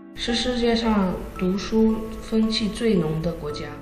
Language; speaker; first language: Chinese; non-native, learner; Hungarian